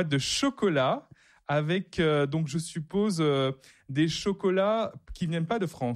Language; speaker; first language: French; native; French